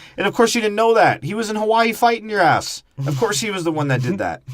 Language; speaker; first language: English; native; English